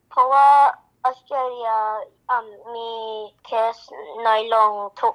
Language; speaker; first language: Thai; early bilingual, heritage; Thai